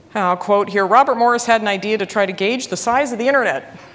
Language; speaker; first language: English; native; English